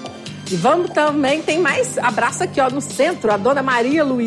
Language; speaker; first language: Portuguese; native; Portuguese